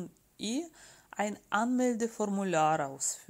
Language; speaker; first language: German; non-native, fluent; Russian